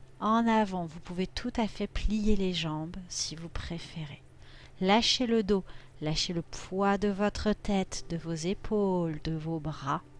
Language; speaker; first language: French; native; French